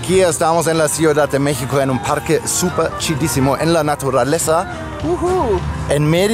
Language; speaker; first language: Spanish; non-native, fluent; German